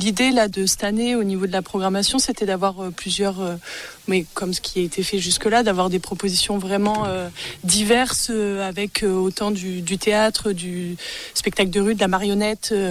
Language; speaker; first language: French; native; French